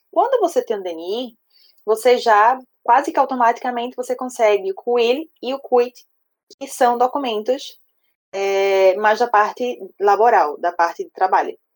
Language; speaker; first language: Portuguese; native; Portuguese